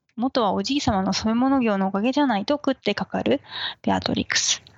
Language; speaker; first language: Japanese; native; Japanese